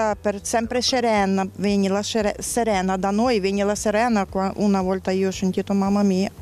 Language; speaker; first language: Italian; non-native, learner; Ukrainian